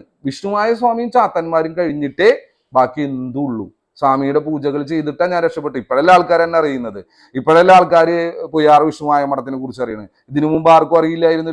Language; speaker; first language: Malayalam; native; Malayalam